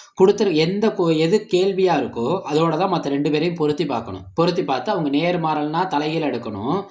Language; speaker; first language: Tamil; native; Tamil